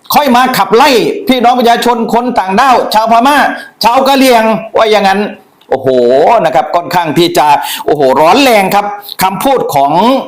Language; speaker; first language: Thai; native; Thai